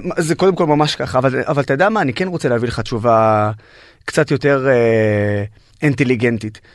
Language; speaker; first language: Hebrew; non-native, local second language; Arabic